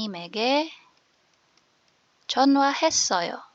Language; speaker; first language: Korean; non-native, fluent; Filipino